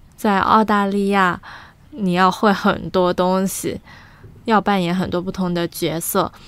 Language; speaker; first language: Chinese; non-native, fluent; Portuguese